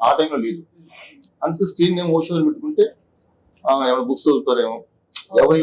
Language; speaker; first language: Telugu; native; Telugu